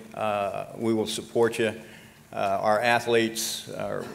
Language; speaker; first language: English; native; English